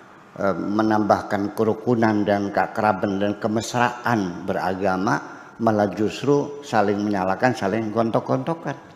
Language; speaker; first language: Indonesian; native; Indonesian